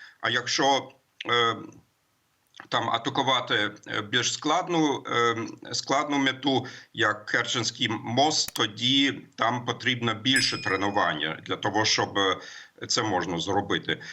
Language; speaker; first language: Ukrainian; non-native, fluent; German